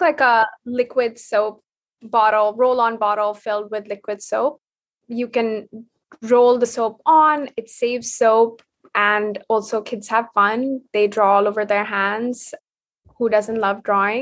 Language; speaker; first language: English; non-native, local second language; Hindi